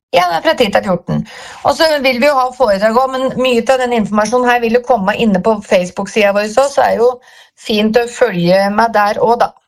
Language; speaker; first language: Norwegian; native; Norwegian